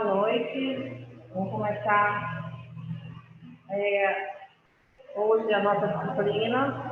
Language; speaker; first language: Portuguese; native; Portuguese